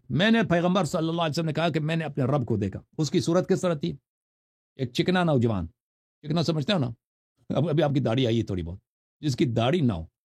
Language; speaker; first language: Urdu; non-native, local second language; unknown